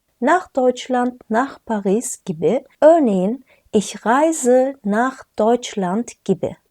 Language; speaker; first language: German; non-native, fluent; Turkish